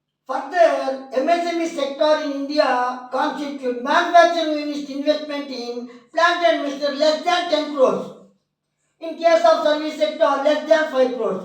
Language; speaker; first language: English; non-native, local second language; Telugu